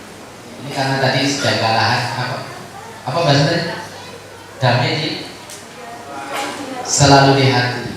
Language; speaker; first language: Indonesian; non-native, local second language; Javanese